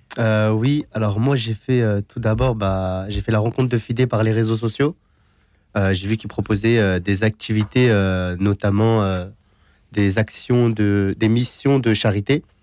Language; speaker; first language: French; early bilingual, other home language; Syriac